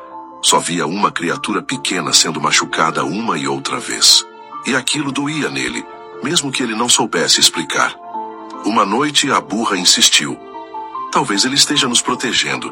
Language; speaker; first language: Portuguese; native; Portuguese